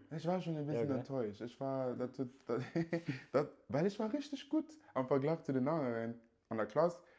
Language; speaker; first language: Luxembourgish; early bilingual, other home language; Yoruba